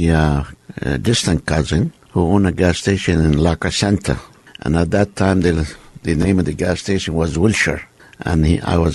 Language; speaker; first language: English; non-native, fluent; Arabic